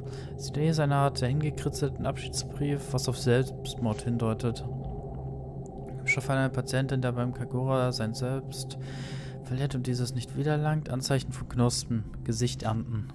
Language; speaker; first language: German; native; German